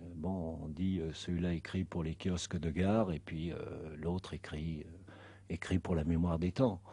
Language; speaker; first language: French; non-native, fluent; Spanish